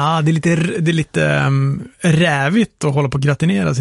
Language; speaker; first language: Swedish; native; Swedish